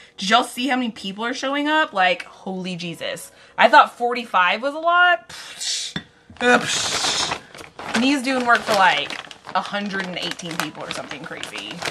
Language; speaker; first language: English; native; English